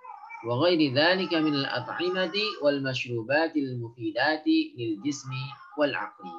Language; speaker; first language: Arabic; non-native, fluent; Indonesian